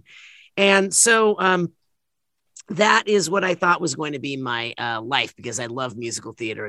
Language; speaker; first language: English; native; English